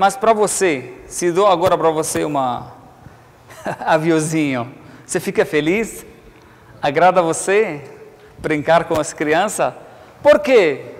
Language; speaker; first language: Portuguese; non-native, learner; Arabic